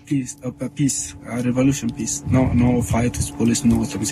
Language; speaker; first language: English; non-native, learner; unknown